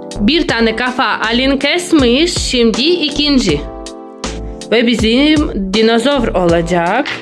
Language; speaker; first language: Turkish; non-native, learner; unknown